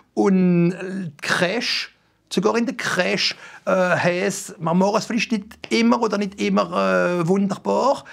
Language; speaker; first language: German; non-native, local second language; French